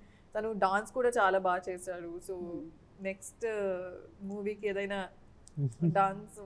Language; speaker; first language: Telugu; non-native, fluent; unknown